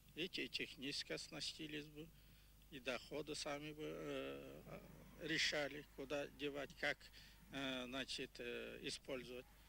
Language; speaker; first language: Russian; non-native, local second language; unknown